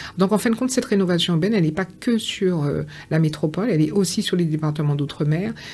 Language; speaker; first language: French; native; French